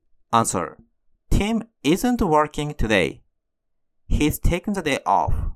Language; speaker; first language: English; non-native, fluent; Japanese